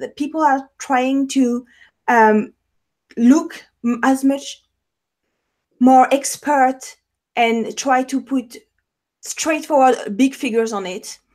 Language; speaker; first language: English; non-native, fluent; French